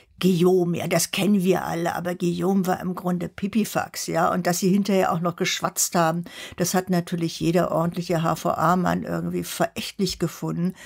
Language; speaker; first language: German; native; German